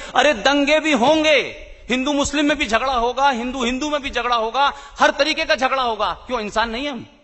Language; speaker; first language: Hindi; native; Hindi